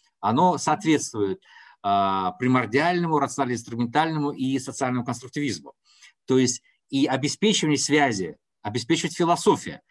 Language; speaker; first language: Russian; non-native, local second language; Tajik